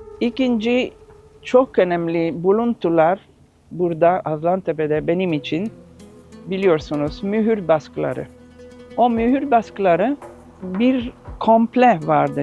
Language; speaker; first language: Turkish; non-native, learner; Italian